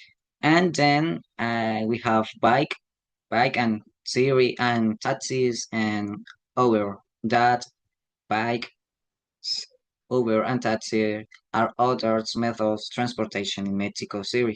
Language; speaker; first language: English; non-native, learner; Spanish